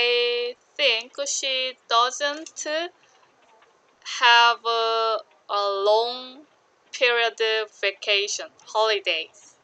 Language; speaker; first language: English; non-native, learner; Korean